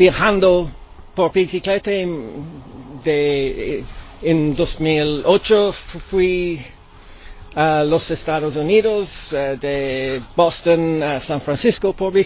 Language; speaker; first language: Spanish; non-native, learner; English